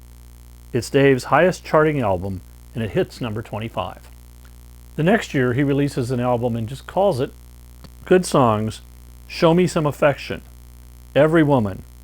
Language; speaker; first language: English; native; English